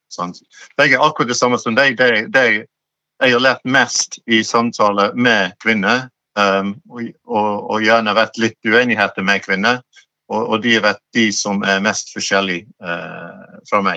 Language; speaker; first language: Norwegian; non-native, fluent; English